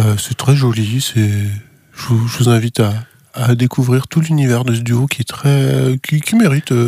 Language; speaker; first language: French; native; French